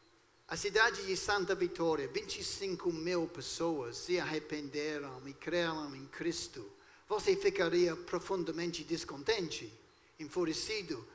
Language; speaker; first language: Portuguese; non-native, fluent; English